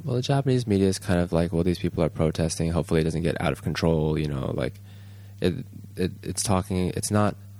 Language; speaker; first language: English; native; English